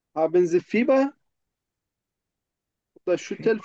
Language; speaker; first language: German; non-native, fluent; Turkish